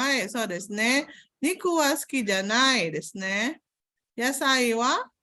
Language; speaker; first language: Japanese; non-native, fluent; Indonesian